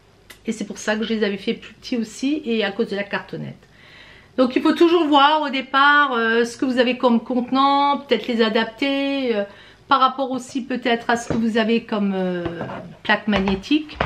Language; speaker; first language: French; native; French